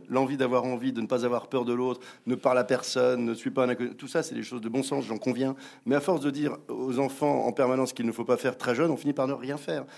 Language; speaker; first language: French; native; French